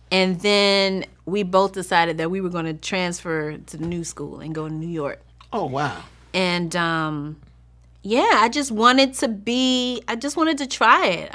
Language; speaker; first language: English; native; English